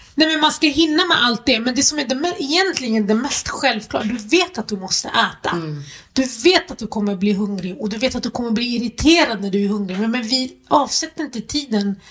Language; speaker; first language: Swedish; early bilingual, other home language; Arabic